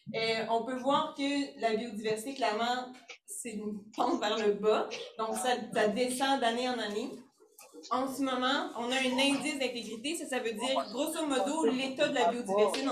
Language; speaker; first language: French; native; French